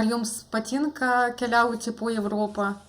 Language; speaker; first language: Lithuanian; non-native, learner; Russian